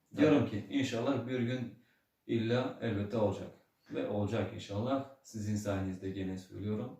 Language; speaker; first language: Turkish; early bilingual, heritage; Turkish